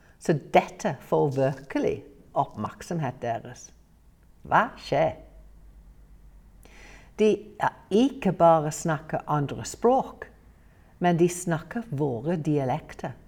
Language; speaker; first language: Norwegian; non-native, fluent; English